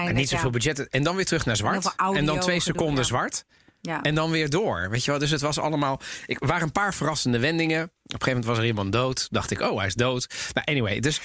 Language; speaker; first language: Dutch; early bilingual, other home language; Italian